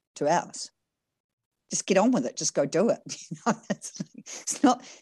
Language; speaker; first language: English; native; English